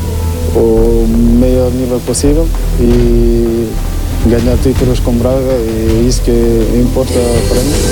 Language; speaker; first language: Portuguese; non-native, learner; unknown